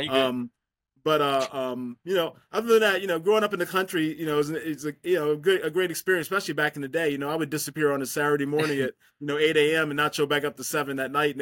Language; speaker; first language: English; native; English